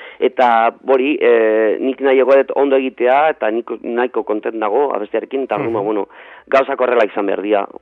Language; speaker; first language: Basque; non-native, local second language; Spanish